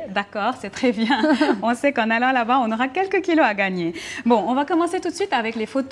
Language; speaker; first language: French; non-native, local second language; Arabic